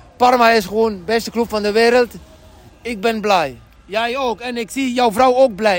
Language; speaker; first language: Dutch; non-native, learner; Italian